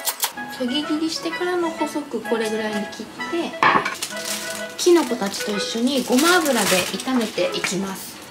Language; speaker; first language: Japanese; native; Japanese